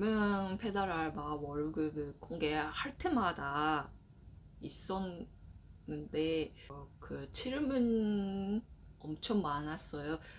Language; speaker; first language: Korean; non-native, learner; Japanese